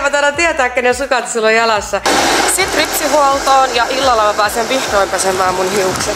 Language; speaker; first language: Finnish; native; Finnish